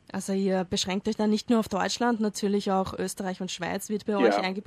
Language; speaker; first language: German; native; German